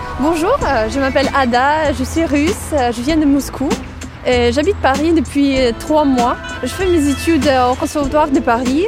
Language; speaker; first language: French; non-native, fluent; Russian